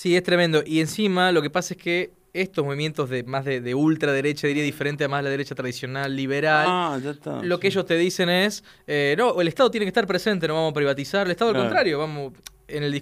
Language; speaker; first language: Spanish; native; Spanish